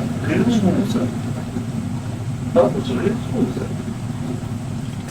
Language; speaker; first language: German; native; German